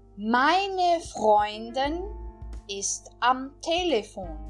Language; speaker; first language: German; non-native, fluent; Portuguese